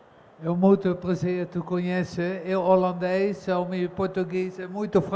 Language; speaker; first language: Portuguese; non-native, learner; Dutch